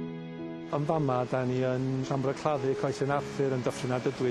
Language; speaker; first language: Welsh; native; Welsh